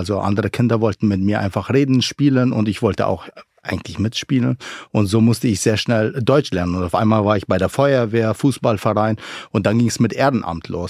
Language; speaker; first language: German; early bilingual, other home language; Arabic